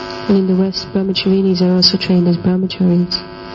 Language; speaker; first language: English; non-native, fluent; Hungarian